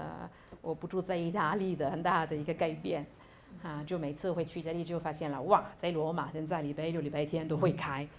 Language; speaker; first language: Chinese; non-native, fluent; Italian